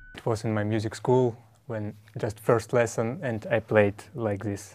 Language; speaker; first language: English; non-native, learner; Russian